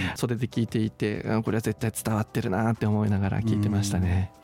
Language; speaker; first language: Japanese; native; Japanese